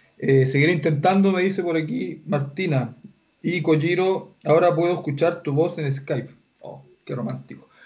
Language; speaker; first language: Spanish; native; Spanish